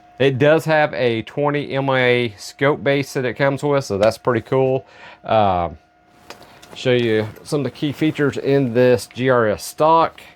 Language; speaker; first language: English; native; English